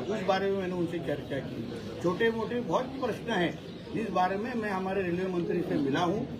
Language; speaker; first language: Hindi; non-native, local second language; Marathi